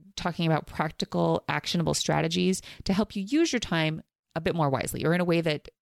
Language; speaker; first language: English; native; English